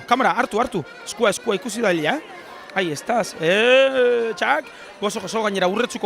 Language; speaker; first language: Basque; native; Basque